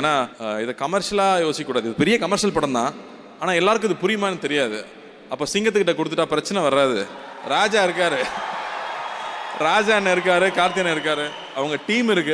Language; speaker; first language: Tamil; native; Tamil